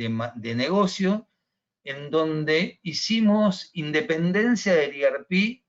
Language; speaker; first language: Spanish; native; Spanish